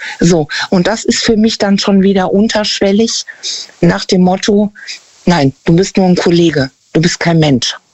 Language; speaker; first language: German; native; German